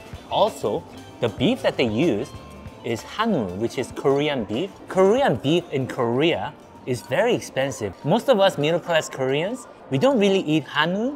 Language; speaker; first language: English; non-native, fluent; Korean